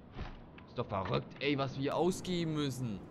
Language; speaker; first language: German; native; German